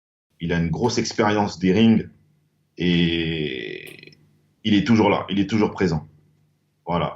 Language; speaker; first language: French; native; French